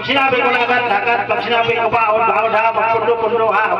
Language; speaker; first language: Filipino; non-native, local second language; Bikol